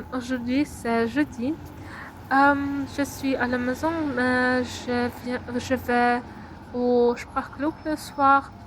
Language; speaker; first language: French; non-native, learner; Ukrainian